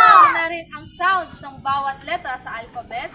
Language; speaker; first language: Filipino; native; Filipino